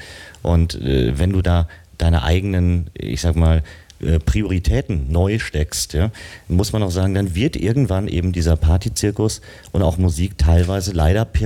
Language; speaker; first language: German; native; German